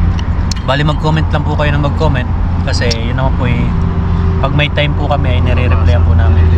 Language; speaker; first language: Filipino; native; Filipino